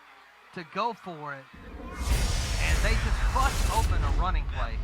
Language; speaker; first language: English; native; English